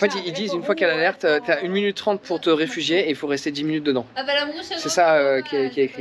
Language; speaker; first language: French; native; French